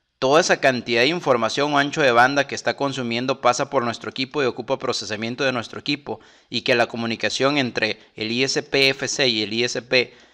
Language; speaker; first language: Spanish; native; Spanish